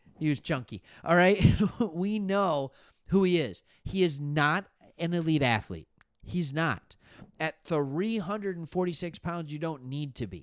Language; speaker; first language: English; native; English